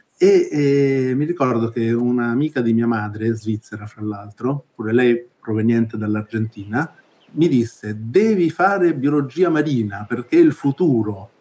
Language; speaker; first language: Italian; early bilingual, other home language; Spanish